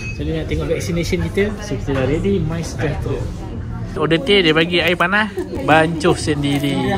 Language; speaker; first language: Malay; native; Malay